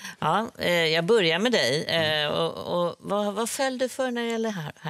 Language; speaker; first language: Swedish; native; Swedish